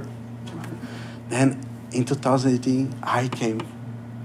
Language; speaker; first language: English; non-native, learner; Portuguese